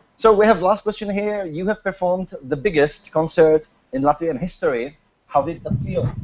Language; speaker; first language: English; non-native, fluent; Czech